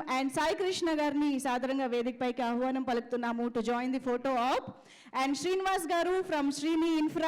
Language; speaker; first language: Telugu; native; Telugu